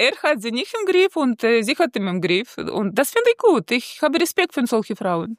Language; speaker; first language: German; non-native, fluent; Russian